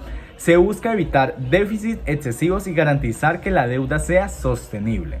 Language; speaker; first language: Spanish; native; Spanish